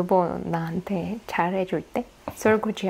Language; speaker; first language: Korean; non-native, fluent; Russian